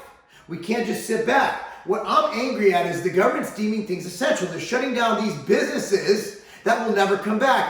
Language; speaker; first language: English; native; English